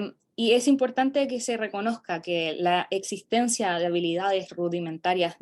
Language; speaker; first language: Spanish; non-native, fluent; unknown